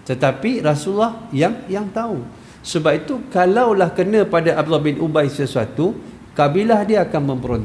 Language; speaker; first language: Malay; native; Malay